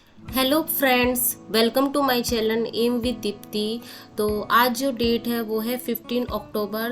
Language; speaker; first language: Hindi; non-native, local second language; Bangla